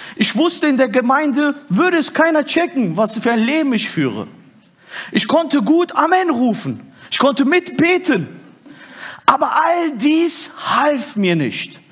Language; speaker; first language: German; early bilingual, other home language; Turkish